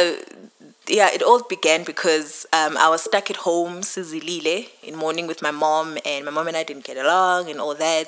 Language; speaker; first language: English; non-native, local second language; Zulu